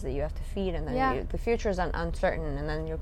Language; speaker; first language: English; non-native, fluent; Russian